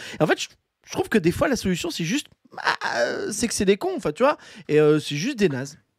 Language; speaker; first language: French; native; French